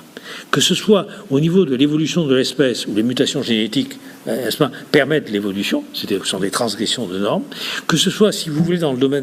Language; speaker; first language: French; native; French